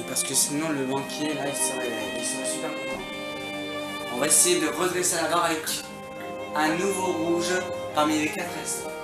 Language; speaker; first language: French; native; French